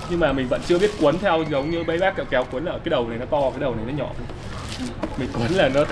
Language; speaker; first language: Vietnamese; native; Vietnamese